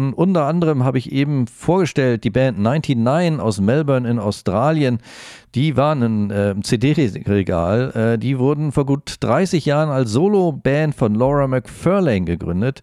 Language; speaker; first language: German; native; German